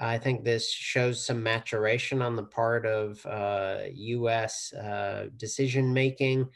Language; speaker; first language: English; native; English